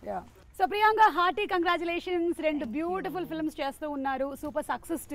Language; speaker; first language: Telugu; native; Telugu